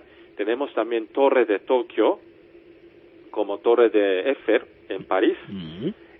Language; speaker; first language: Spanish; non-native, fluent; Japanese